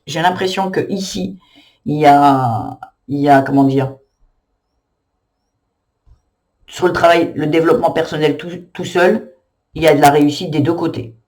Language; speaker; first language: French; native; French